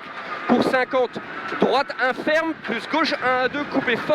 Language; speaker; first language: French; native; French